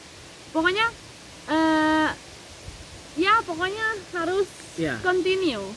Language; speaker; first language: Indonesian; non-native, fluent; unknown